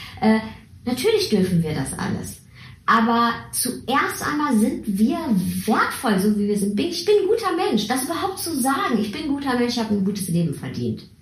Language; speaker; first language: German; early bilingual, other home language; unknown